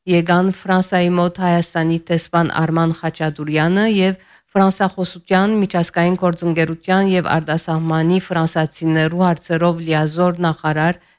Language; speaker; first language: Armenian; early bilingual, heritage; Armenian